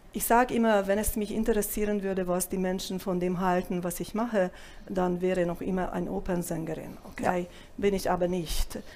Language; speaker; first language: German; non-native, fluent; Italian